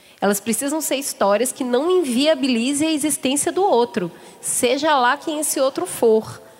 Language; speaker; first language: Portuguese; native; Portuguese